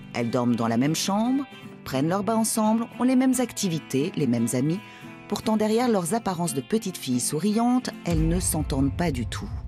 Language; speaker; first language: French; native; French